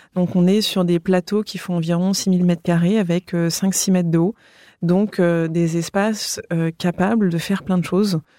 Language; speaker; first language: French; native; French